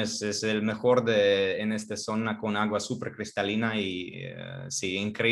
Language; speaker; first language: Spanish; non-native, fluent; Russian